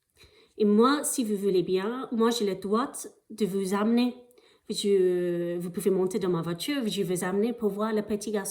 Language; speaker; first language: French; non-native, fluent; English